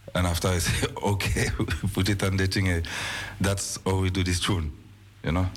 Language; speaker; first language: English; non-native, learner; French